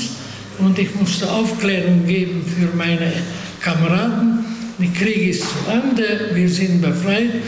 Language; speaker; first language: German; non-native, fluent; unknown